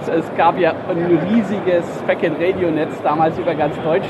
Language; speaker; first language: German; native; German